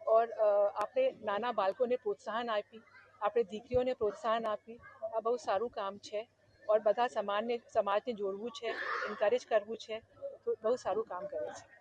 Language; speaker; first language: Gujarati; non-native, local second language; Hindi